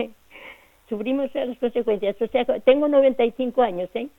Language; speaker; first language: Spanish; native; Spanish